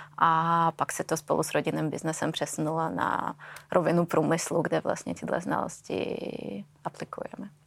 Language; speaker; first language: Czech; non-native, fluent; Russian